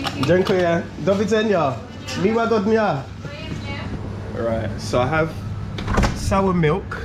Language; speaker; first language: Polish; non-native, learner; English